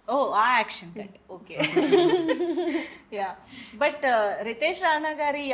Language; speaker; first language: Telugu; native; Telugu